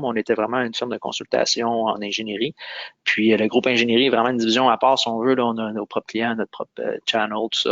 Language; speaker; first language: French; native; French